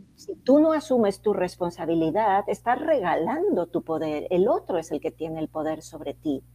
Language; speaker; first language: Spanish; native; Spanish